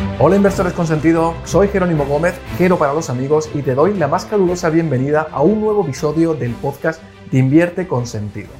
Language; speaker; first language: Spanish; native; Spanish